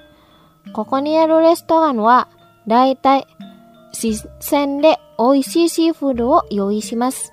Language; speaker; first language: Japanese; non-native, fluent; Indonesian